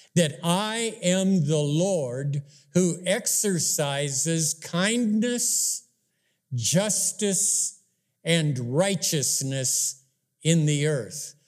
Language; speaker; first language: English; native; English